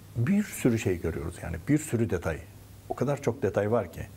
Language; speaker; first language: Turkish; native; Turkish